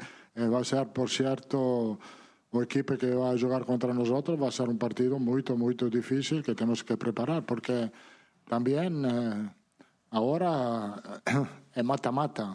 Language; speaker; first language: Portuguese; non-native, learner; Italian